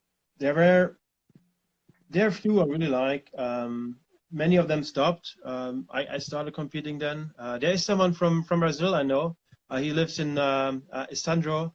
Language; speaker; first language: English; non-native, fluent; German